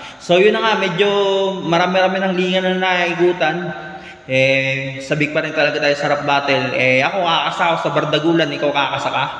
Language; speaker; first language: Filipino; non-native, local second language; Cebuano